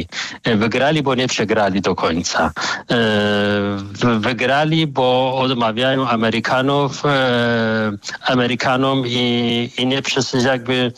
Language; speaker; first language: Polish; non-native, fluent; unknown